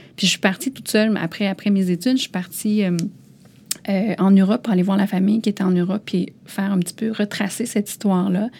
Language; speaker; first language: French; early bilingual, other home language; Lao